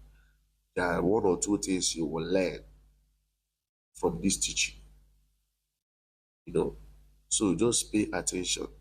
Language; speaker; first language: English; non-native, local second language; Igbo